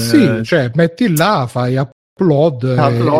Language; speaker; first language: Italian; native; Italian